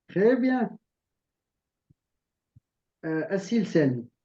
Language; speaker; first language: French; non-native, local second language; Arabic